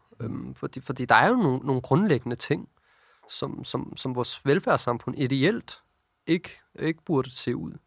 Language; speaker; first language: Danish; early bilingual, other home language; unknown